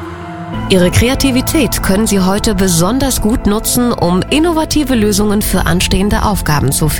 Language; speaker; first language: German; native; German